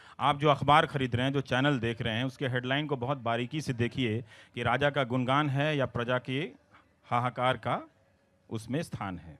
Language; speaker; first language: Hindi; non-native, local second language; Bhojpuri